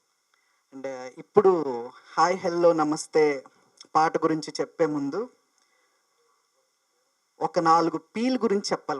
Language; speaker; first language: Telugu; native; Telugu